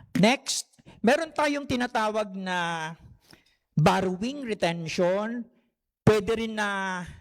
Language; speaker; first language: Filipino; non-native, local second language; Bikol